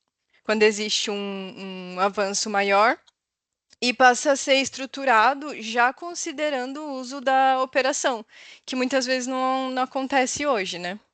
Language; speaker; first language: Portuguese; native; Portuguese